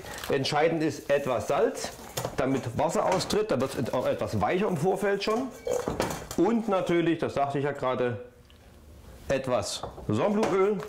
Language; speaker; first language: German; native; German